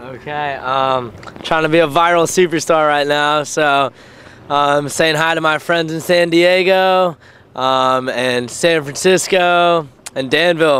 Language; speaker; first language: English; native; English